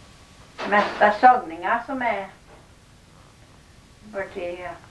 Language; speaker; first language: Norwegian; early bilingual, heritage; Norwegian